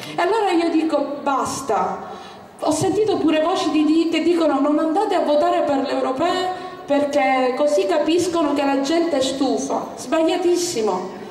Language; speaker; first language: Italian; native; Italian